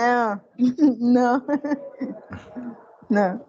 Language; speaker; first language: Portuguese; non-native, local second language; Kabuverdianu